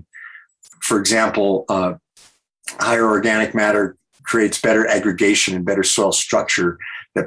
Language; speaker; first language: English; native; English